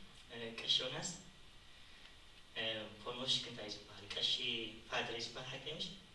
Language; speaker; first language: Norwegian; non-native, fluent; Tigrinya